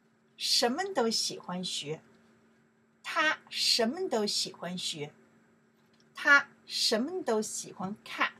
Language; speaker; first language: Chinese; non-native, learner; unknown